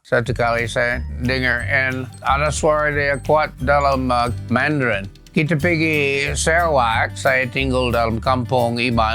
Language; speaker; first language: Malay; non-native, learner; English